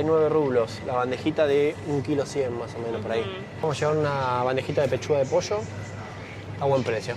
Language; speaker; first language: Spanish; native; Spanish